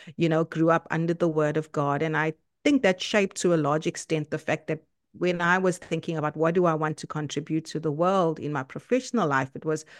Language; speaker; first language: English; native; English